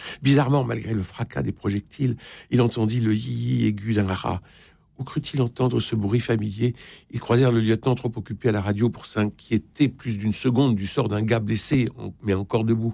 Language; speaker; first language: French; native; French